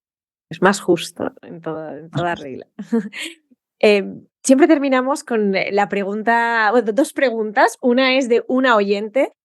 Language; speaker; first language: Spanish; native; Spanish